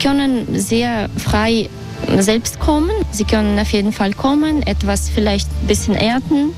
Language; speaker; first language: German; non-native, fluent; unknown